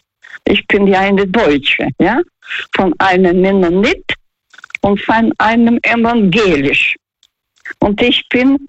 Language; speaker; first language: German; non-native, learner; Russian